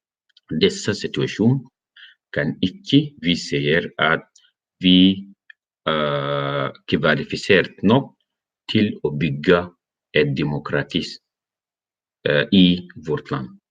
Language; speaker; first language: Norwegian; non-native, learner; Arabic